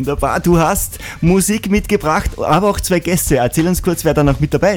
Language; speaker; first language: German; native; German